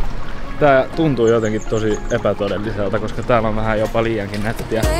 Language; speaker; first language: Finnish; native; Finnish